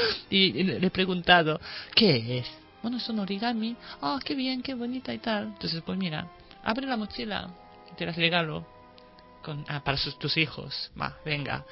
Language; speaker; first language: Spanish; non-native, fluent; Japanese